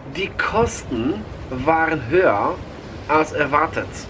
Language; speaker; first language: German; non-native, fluent; Polish